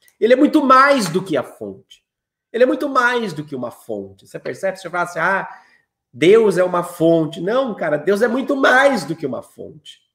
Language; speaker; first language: Portuguese; native; Portuguese